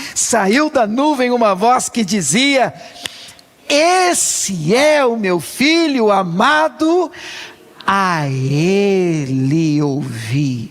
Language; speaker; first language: Portuguese; native; Portuguese